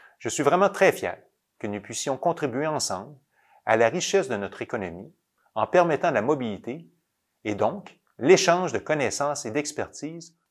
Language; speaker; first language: French; native; French